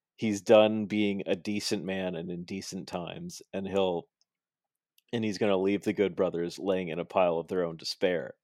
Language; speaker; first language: English; native; English